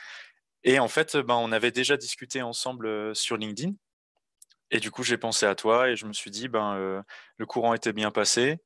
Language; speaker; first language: French; native; French